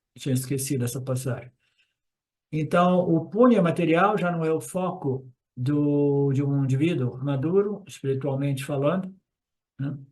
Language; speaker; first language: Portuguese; non-native, fluent; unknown